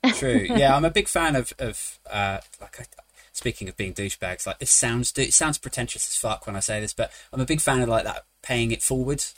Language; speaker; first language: English; native; English